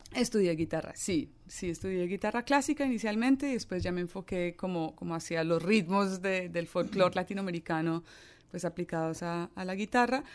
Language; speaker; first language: Spanish; early bilingual, other home language; English